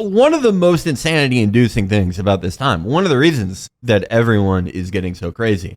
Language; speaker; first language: English; native; English